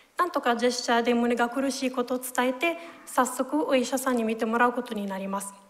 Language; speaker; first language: Japanese; non-native, fluent; Italian